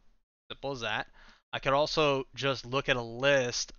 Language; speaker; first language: English; native; English